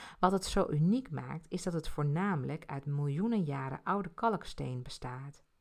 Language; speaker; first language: Dutch; early bilingual, other home language; Spanish